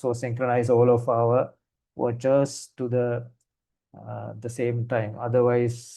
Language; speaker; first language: English; non-native, fluent; Sinhala